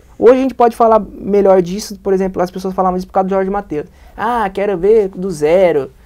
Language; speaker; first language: Portuguese; native; Portuguese